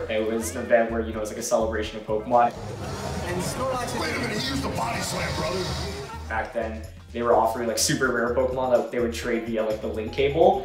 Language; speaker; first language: English; native; English